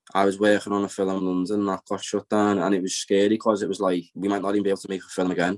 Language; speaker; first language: English; native; English